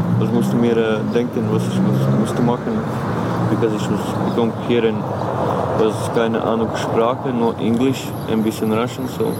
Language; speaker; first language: German; non-native, learner; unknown